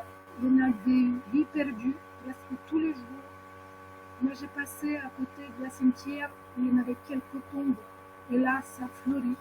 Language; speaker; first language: French; non-native, fluent; Ukrainian